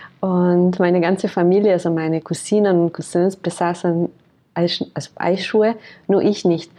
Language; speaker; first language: German; non-native, fluent; Hungarian